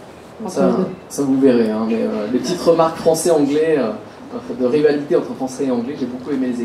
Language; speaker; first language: French; native; French